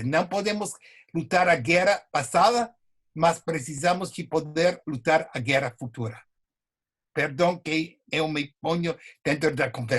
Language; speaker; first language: Portuguese; non-native, fluent; English